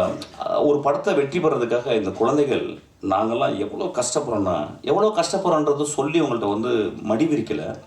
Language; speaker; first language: Tamil; native; Tamil